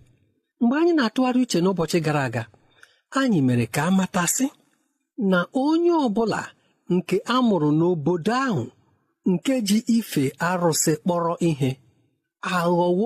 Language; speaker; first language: Igbo; native; Igbo